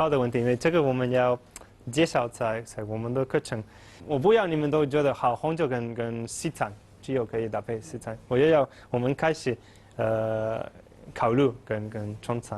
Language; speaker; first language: Chinese; non-native, fluent; Spanish